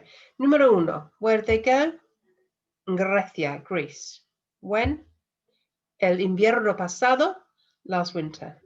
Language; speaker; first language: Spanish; non-native, fluent; English